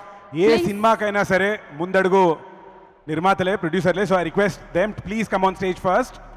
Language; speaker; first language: Telugu; native; Telugu